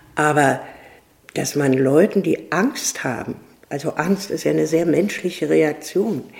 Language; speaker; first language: German; native; German